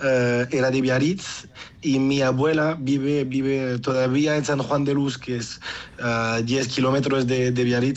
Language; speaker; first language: Spanish; non-native, learner; French